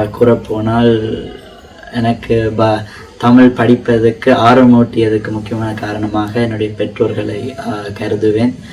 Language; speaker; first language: Tamil; early bilingual, heritage; Tamil